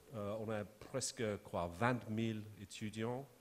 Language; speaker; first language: French; non-native, fluent; English